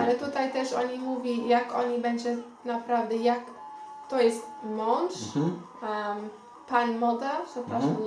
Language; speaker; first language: Polish; non-native, learner; Xhosa